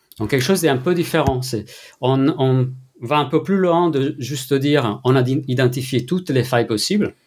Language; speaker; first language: French; non-native, fluent; Italian